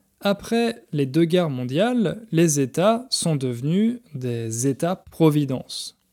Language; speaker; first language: French; native; French